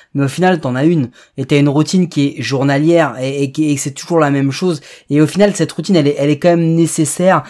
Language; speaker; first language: French; native; French